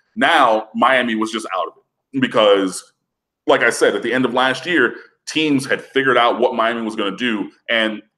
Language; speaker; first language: English; native; English